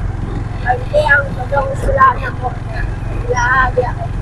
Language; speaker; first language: Filipino; non-native, local second language; Cebuano